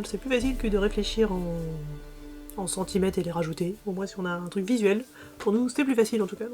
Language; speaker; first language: French; native; French